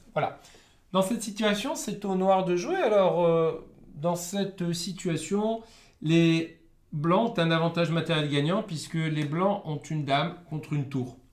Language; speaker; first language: French; native; French